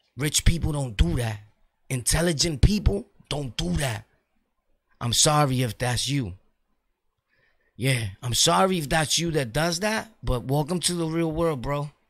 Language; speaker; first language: English; early bilingual, other home language; Spanish